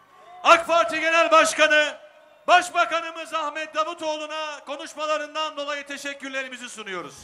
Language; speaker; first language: Turkish; native; Turkish